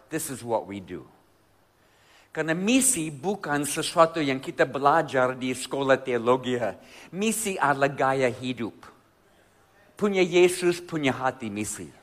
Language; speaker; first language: Indonesian; non-native, fluent; English